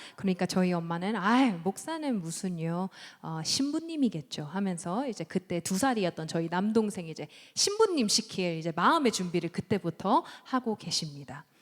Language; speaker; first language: Korean; early bilingual, heritage; Korean